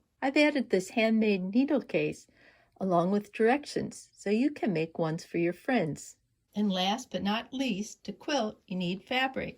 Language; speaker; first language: English; native; English